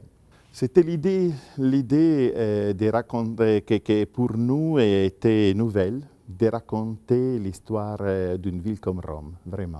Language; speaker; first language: French; non-native, fluent; Italian